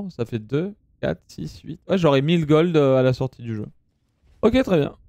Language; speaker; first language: French; early bilingual, other home language; Italian